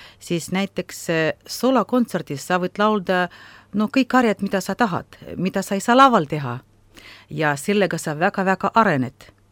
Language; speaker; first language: Estonian; non-native, local second language; Russian